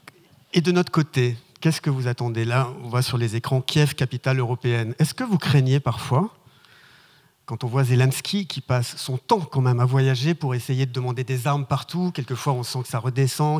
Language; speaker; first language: French; native; French